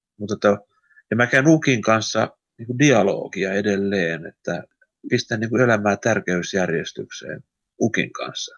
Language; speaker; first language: Finnish; early bilingual, heritage; Finnish